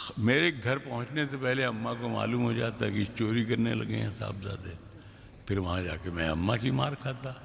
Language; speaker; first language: Urdu; native; Urdu